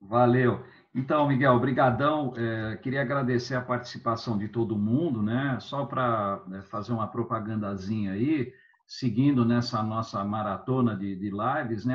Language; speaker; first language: Portuguese; native; Portuguese